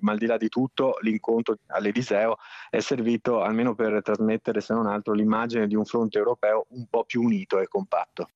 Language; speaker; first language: Italian; native; Italian